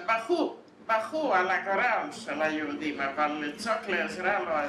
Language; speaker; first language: Hebrew; non-native, fluent; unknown